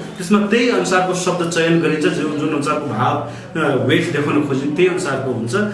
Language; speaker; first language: Nepali; non-native, local second language; Maithili